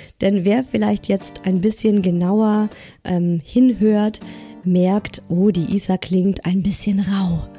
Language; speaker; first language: German; native; German